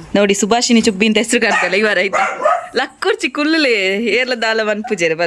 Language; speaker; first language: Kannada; non-native, local second language; Tulu